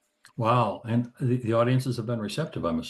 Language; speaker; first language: English; native; English